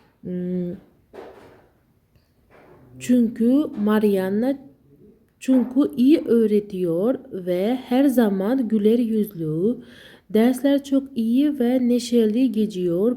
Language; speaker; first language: Turkish; non-native, learner; Uzbek